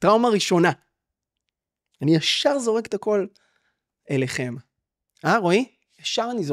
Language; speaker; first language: Hebrew; native; Hebrew